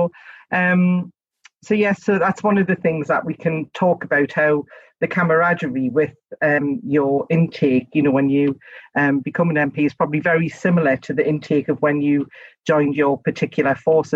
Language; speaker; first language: English; native; English